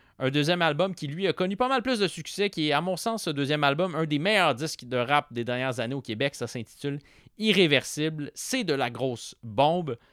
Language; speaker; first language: French; native; French